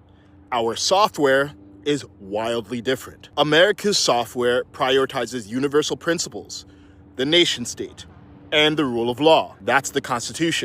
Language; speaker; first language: English; early bilingual, other home language; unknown